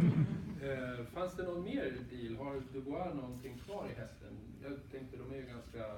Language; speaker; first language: Swedish; native; Swedish